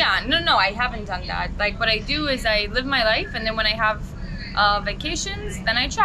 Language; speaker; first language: English; early bilingual, heritage; English